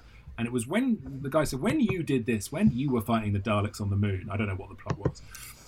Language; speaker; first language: English; native; English